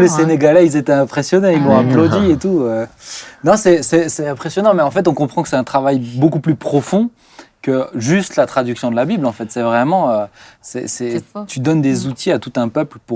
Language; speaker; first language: French; native; French